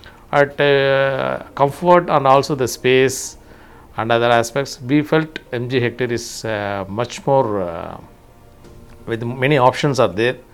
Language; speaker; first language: English; non-native, local second language; Tamil